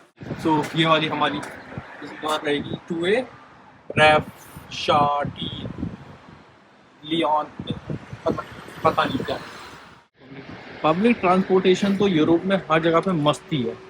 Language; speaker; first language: Hindi; native; Hindi